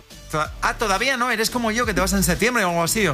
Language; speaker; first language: Spanish; native; Spanish